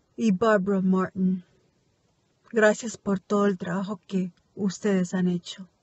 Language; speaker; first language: Spanish; early bilingual, heritage; Spanish